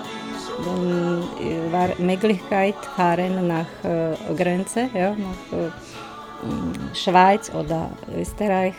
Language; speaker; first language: German; non-native, fluent; Slovak